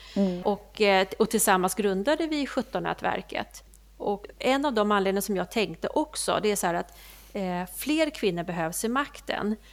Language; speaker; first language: Swedish; native; Swedish